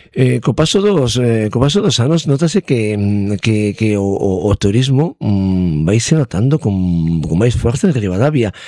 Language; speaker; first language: Galician; native; Galician